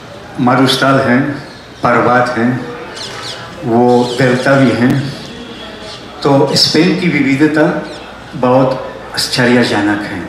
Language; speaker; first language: Hindi; non-native, fluent; Spanish